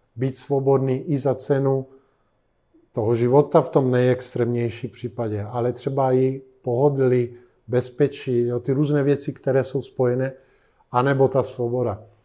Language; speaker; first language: Czech; non-native, fluent; Italian